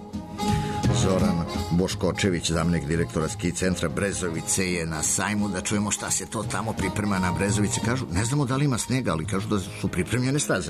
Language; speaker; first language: Serbian; native; Serbian